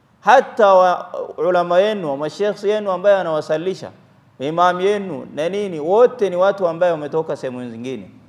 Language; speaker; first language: Swahili; non-native, local second language; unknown